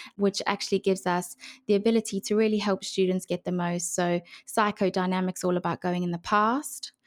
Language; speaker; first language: English; native; English